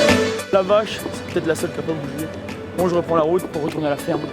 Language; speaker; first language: French; native; French